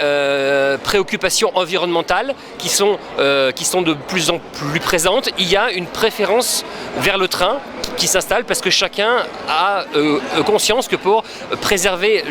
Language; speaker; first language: French; native; French